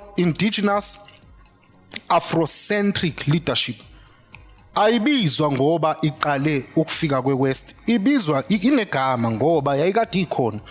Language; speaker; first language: Zulu; native; Zulu